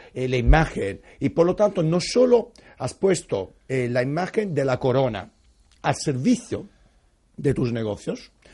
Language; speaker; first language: Spanish; non-native, fluent; Italian